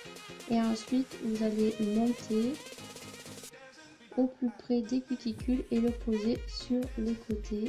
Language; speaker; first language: French; native; French